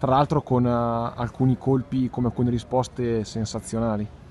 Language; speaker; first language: Italian; native; Italian